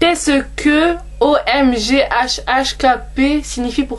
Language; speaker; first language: French; native; French